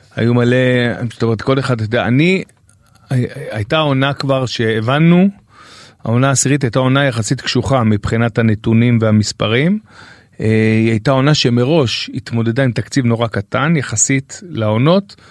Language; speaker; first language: Hebrew; native; Hebrew